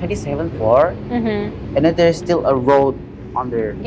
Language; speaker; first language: English; non-native, learner; Indonesian